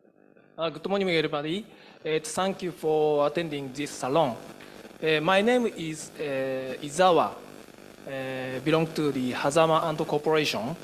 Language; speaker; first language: English; non-native, fluent; Japanese